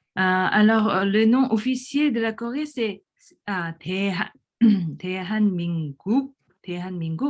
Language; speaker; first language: French; non-native, fluent; Korean